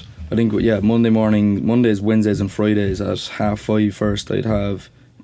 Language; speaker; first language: English; native; English